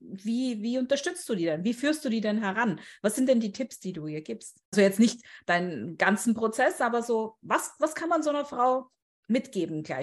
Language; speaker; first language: German; native; German